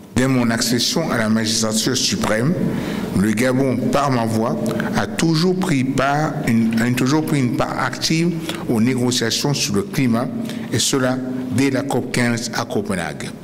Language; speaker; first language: French; native; French